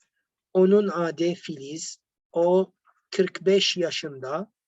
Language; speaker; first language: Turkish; non-native, learner; Arabic